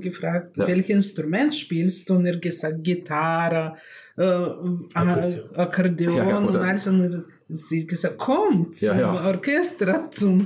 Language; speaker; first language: German; non-native, learner; Russian